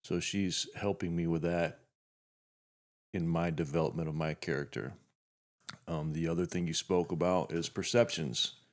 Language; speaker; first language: English; native; English